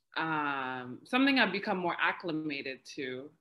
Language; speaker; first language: English; native; English